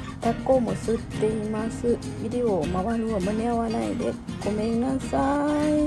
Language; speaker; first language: Japanese; non-native, learner; Thai